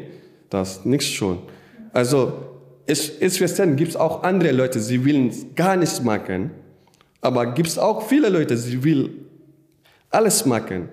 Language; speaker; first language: German; non-native, learner; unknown